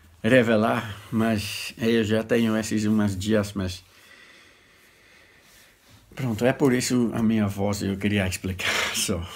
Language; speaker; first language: Portuguese; non-native, fluent; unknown